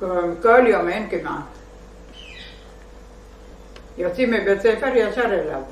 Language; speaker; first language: Hebrew; non-native, fluent; Arabic